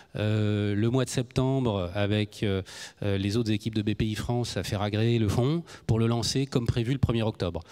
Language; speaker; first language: French; native; French